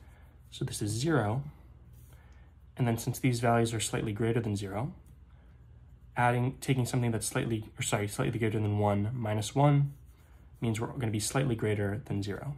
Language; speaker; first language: English; native; English